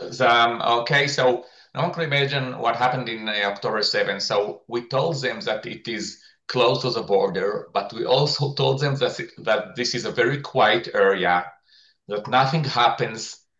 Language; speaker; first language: English; non-native, fluent; Hebrew